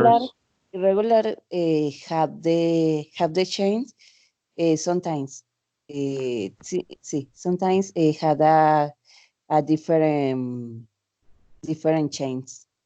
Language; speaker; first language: English; non-native, learner; Spanish